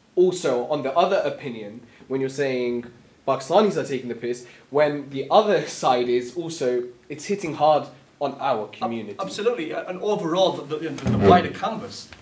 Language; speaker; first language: English; early bilingual, other home language; Urdu